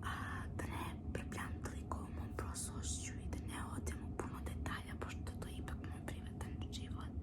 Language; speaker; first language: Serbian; early bilingual, heritage; Serbian